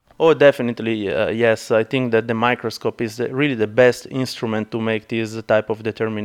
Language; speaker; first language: English; non-native, fluent; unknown